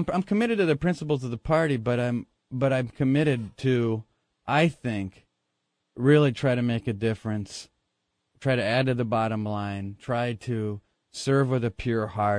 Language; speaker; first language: English; native; English